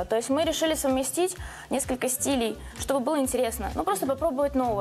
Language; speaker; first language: Russian; native; Russian